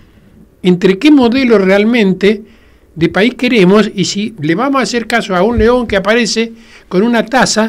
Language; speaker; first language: Spanish; native; Spanish